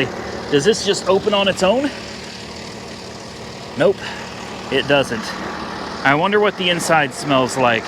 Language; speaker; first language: English; native; English